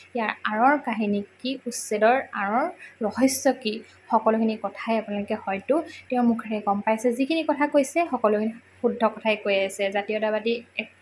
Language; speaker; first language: Assamese; native; Assamese